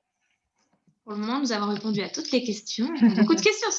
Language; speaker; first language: French; native; French